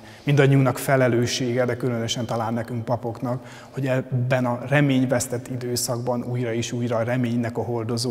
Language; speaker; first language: Hungarian; native; Hungarian